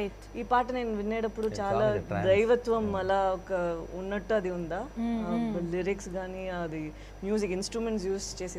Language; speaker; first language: Telugu; non-native, fluent; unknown